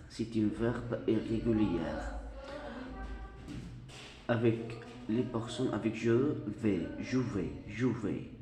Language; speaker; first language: French; non-native, fluent; Arabic